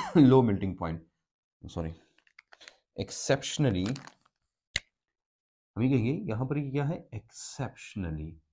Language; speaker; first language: Urdu; non-native, local second language; Pashto